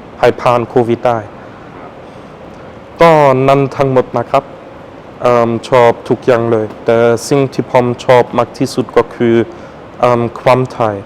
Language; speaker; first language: Thai; non-native, fluent; German